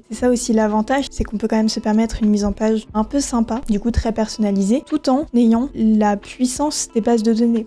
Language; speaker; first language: French; native; French